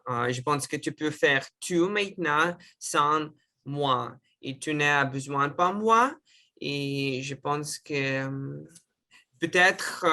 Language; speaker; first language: French; non-native, learner; Russian